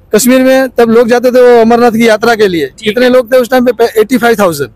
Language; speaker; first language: Hindi; non-native, local second language; Gujarati